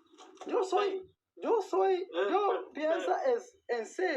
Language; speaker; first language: Spanish; non-native, learner; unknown